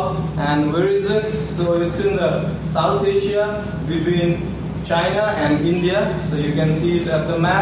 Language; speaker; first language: English; non-native, local second language; Nepali